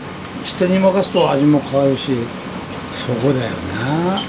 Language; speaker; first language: Japanese; native; Japanese